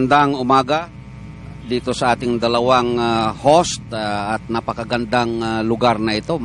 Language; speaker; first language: Filipino; native; Filipino